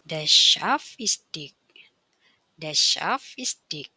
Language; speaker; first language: German; non-native, fluent; Indonesian